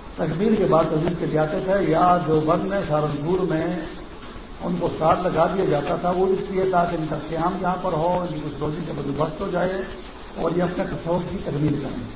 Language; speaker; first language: Urdu; non-native, local second language; Pashto